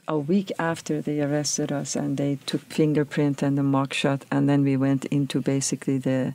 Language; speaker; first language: English; non-native, fluent; Persian